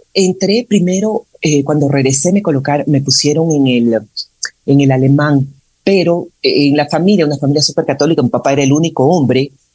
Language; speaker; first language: Spanish; native; Spanish